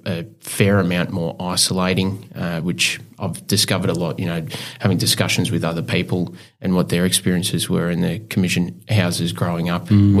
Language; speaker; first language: English; native; English